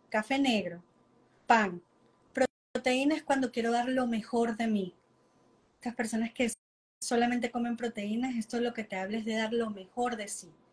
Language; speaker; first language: Spanish; native; Spanish